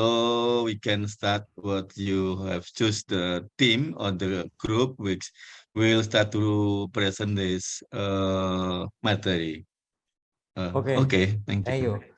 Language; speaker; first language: English; non-native, fluent; Indonesian